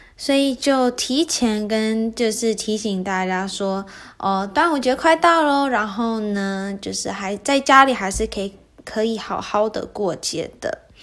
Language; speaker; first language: Chinese; early bilingual, heritage; Chinese